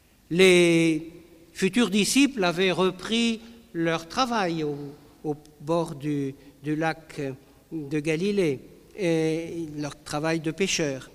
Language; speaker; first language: French; native; French